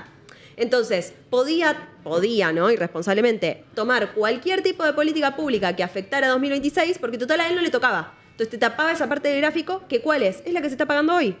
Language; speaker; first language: Spanish; native; Spanish